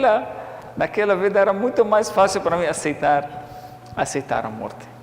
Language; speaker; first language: Portuguese; non-native, fluent; Arabic